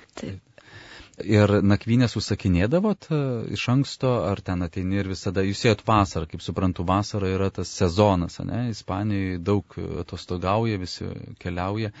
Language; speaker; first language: Lithuanian; native; Lithuanian